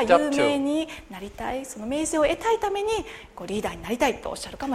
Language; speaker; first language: Japanese; native; Japanese